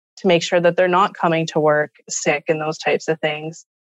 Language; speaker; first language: English; native; English